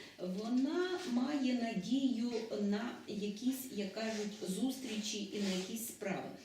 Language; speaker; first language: Ukrainian; native; Ukrainian